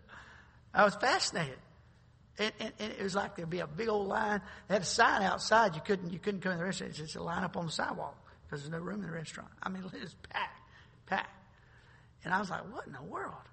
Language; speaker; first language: English; native; English